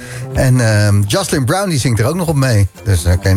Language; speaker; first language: Dutch; native; Dutch